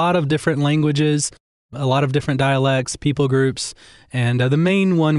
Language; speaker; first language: English; native; English